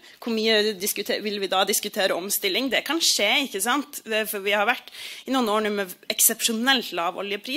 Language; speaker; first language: Norwegian; native; Norwegian